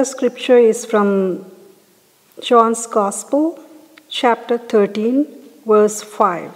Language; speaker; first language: English; non-native, local second language; Malayalam